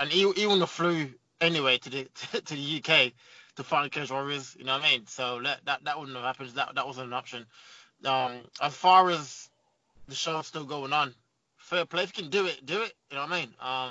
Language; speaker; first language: English; native; English